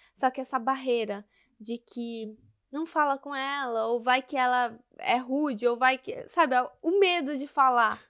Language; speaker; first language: Portuguese; native; Portuguese